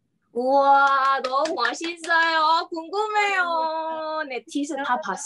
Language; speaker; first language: Korean; non-native, learner; Indonesian